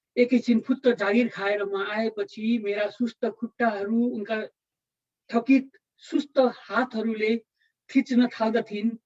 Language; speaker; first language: Nepali; native; Nepali